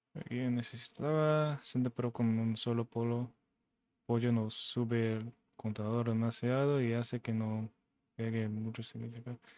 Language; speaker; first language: Spanish; non-native, learner; English